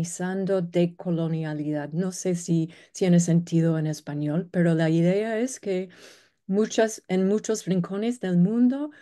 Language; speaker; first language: Spanish; non-native, fluent; English